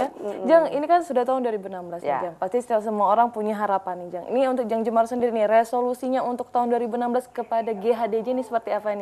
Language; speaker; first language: Indonesian; native; Indonesian